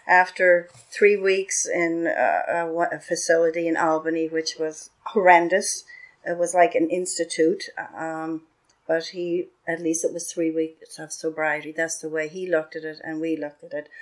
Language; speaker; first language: English; native; English